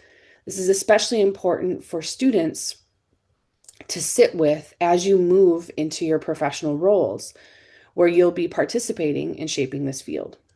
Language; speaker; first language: English; native; English